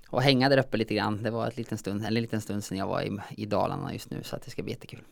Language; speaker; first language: Swedish; native; Swedish